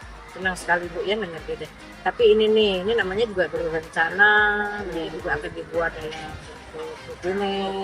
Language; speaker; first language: Indonesian; native; Indonesian